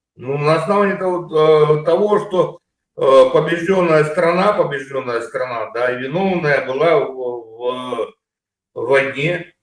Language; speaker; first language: Russian; native; Russian